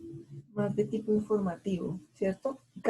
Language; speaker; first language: Spanish; native; Spanish